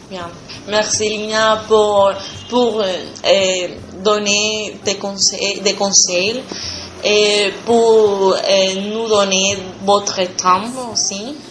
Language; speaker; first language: French; non-native, learner; Spanish